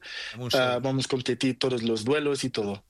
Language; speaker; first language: Spanish; non-native, fluent; Portuguese